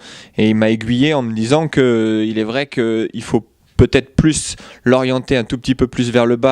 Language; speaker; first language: French; native; French